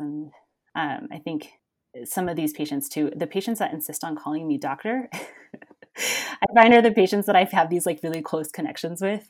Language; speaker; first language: English; native; English